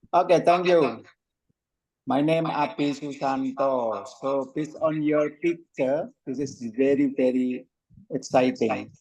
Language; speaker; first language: English; non-native, learner; Indonesian